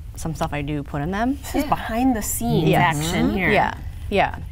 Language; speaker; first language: English; native; English